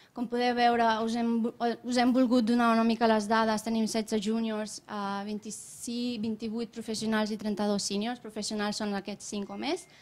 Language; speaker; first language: Catalan; non-native, fluent; Romanian